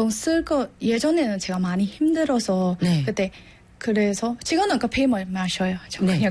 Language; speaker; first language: Korean; non-native, learner; Burmese